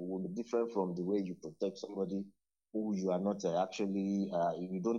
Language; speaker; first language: English; non-native, local second language; Yoruba